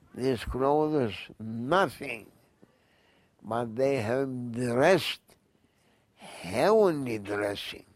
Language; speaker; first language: English; non-native, fluent; Turkish